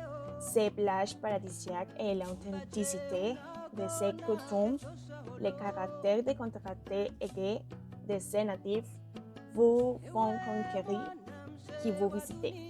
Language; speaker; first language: French; non-native, learner; Spanish